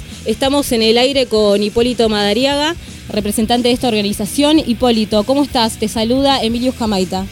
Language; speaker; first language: Spanish; native; Spanish